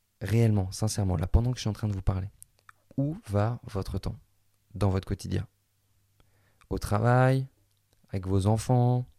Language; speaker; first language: French; native; French